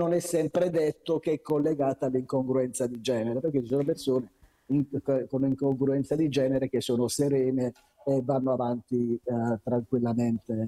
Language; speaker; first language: Italian; native; Italian